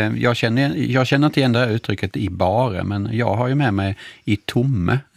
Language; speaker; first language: Swedish; native; Swedish